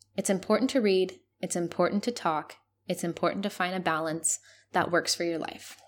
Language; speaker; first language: English; non-native, fluent; Spanish